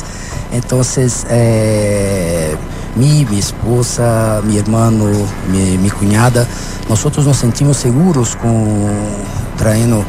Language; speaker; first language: Spanish; non-native, learner; Portuguese